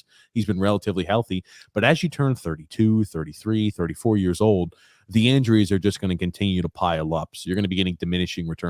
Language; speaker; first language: English; native; English